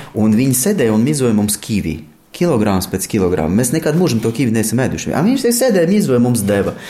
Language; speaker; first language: Latvian; non-native, fluent; Russian